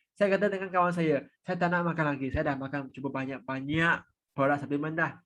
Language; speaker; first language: Malay; non-native, local second language; Chinese